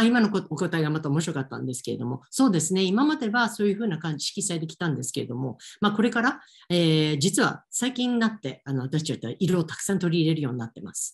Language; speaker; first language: Japanese; native; Japanese